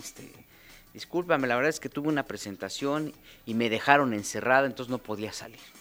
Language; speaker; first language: Spanish; native; Spanish